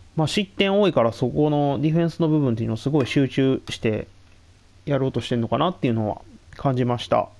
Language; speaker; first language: Japanese; native; Japanese